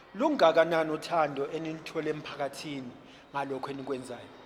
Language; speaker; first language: Zulu; native; Zulu